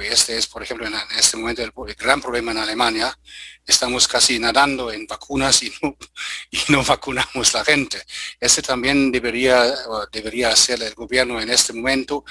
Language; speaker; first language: Spanish; non-native, fluent; German